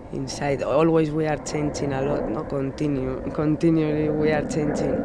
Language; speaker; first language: English; non-native, learner; Spanish